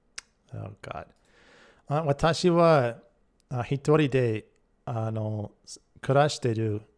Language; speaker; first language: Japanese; non-native, learner; English